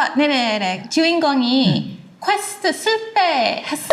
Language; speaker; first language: Korean; non-native, learner; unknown